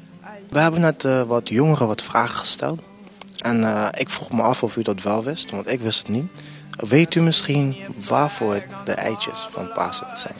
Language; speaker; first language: Dutch; native; Dutch